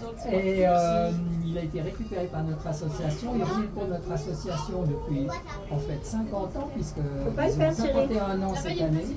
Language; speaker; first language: French; native; French